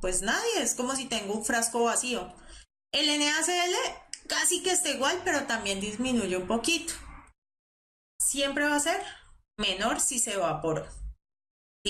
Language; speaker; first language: Spanish; native; Spanish